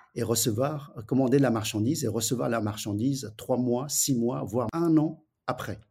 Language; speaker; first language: French; early bilingual, other home language; Wu Chinese